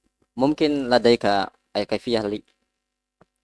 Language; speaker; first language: Arabic; non-native, learner; Indonesian